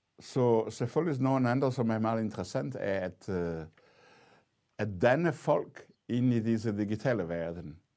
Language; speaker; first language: Danish; non-native, fluent; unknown